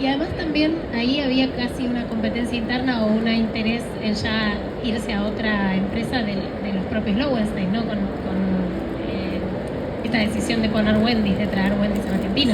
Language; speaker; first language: Spanish; native; Spanish